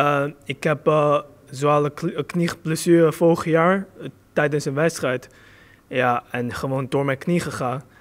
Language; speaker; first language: Dutch; early bilingual, other home language; Chinese